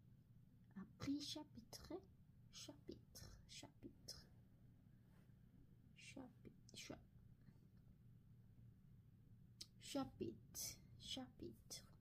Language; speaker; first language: French; non-native, learner; Korean